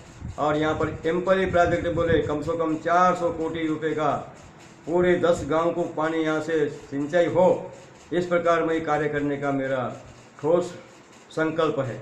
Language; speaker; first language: Hindi; non-native, local second language; Lambadi